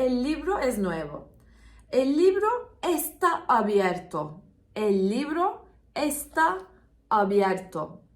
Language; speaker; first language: Spanish; non-native, fluent; Turkish